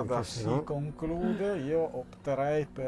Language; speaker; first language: Italian; native; Italian